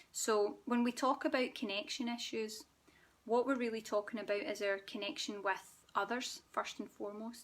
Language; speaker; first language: English; native; English